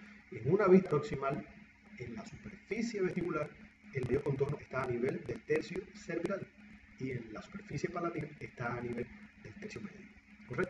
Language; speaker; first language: Spanish; native; Spanish